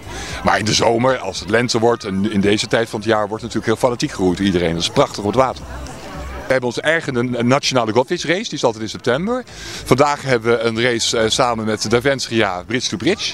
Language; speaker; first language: Dutch; native; Dutch